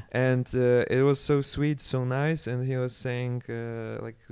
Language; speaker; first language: English; non-native, fluent; Polish